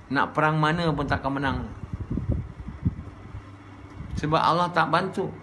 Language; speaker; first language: Malay; native; Malay